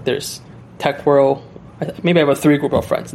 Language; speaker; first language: English; non-native, fluent; Chinese